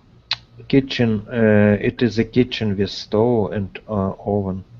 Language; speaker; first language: English; non-native, learner; Russian